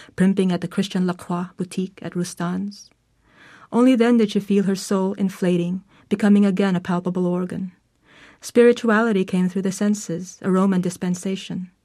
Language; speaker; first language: English; non-native, local second language; Filipino